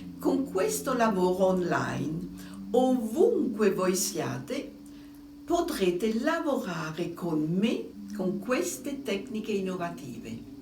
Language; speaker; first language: Italian; non-native, fluent; French